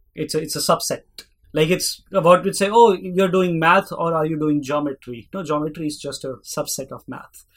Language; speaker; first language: English; non-native, local second language; Hindi